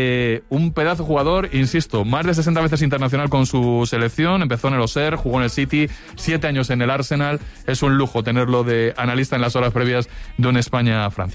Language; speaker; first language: Spanish; native; Spanish